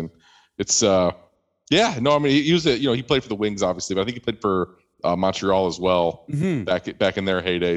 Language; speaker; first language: English; native; English